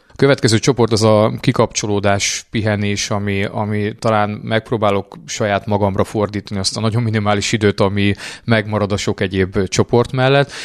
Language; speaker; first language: Hungarian; native; Hungarian